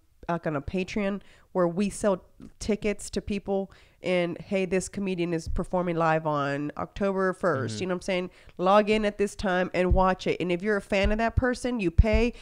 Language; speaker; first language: English; early bilingual, other home language; Spanish